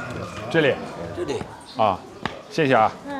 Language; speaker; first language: Chinese; non-native, fluent; Dutch